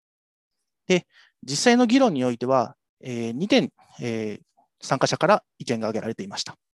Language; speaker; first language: Japanese; native; Japanese